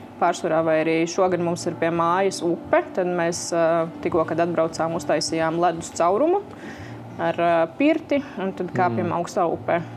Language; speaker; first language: Latvian; native; Latvian